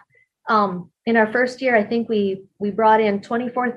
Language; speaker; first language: English; native; English